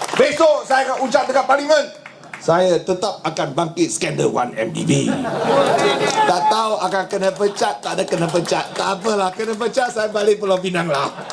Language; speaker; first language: Malay; non-native, local second language; Min Nan Chinese